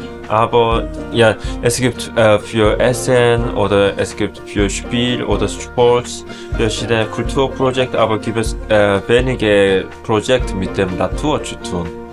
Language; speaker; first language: German; non-native, learner; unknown